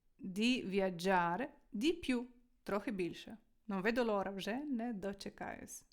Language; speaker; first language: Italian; non-native, fluent; Ukrainian